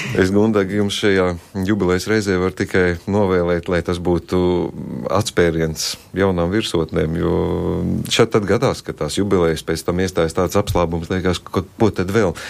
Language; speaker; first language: Latvian; native; Latvian